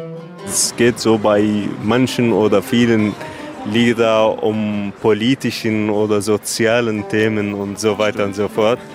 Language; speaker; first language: German; non-native, learner; Arabic